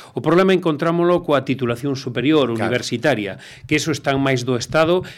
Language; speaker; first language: Galician; non-native, local second language; Spanish